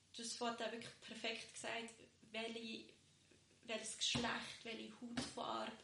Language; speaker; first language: German; early bilingual, other home language; Bosnian